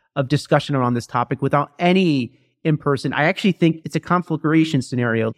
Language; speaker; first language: English; native; English